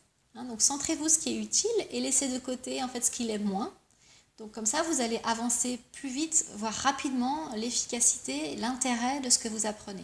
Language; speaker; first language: French; native; French